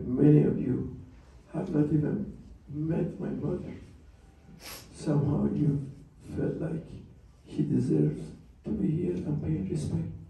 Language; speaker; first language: English; non-native, fluent; Persian